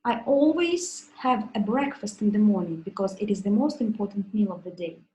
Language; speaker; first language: English; non-native, fluent; Russian